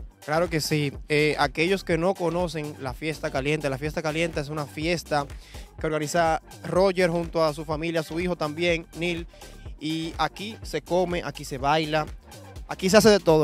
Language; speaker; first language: Spanish; native; Spanish